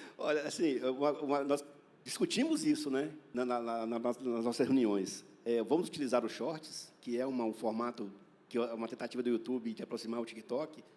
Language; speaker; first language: Portuguese; native; Portuguese